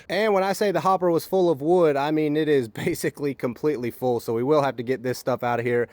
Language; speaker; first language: English; native; English